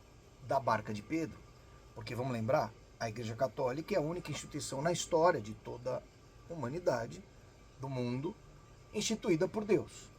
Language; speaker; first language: Portuguese; native; Portuguese